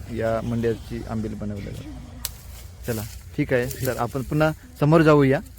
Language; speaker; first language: Marathi; native; Marathi